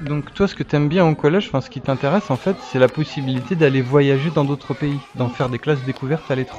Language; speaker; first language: French; native; French